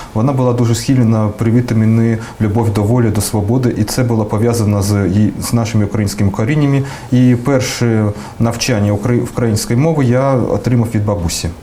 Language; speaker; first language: Ukrainian; early bilingual, heritage; Russian